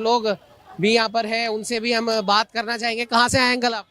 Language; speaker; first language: Hindi; native; Hindi